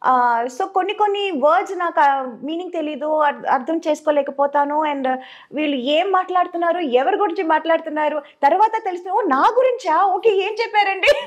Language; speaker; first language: Telugu; non-native, local second language; Tamil